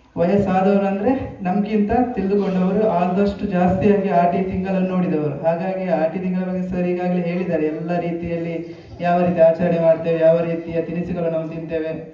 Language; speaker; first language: Kannada; non-native, local second language; Tulu